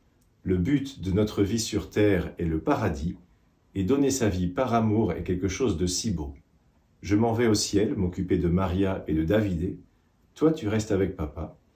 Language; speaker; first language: French; native; French